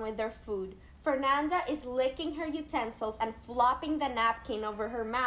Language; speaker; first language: English; non-native, fluent; Spanish